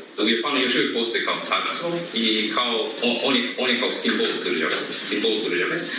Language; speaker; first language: Croatian; non-native, fluent; Japanese